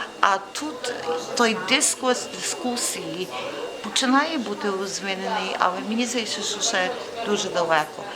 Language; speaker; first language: Ukrainian; early bilingual, heritage; Ukrainian